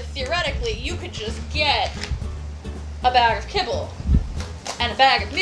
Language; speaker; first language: English; native; English